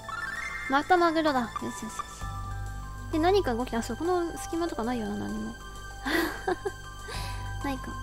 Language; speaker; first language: Japanese; native; Japanese